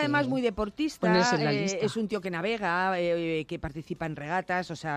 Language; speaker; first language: Spanish; native; Spanish